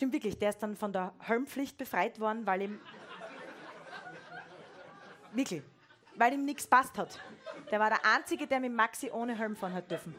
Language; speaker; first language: German; native; German